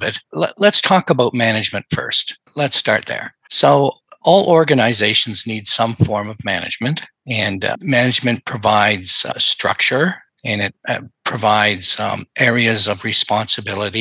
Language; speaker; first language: English; native; English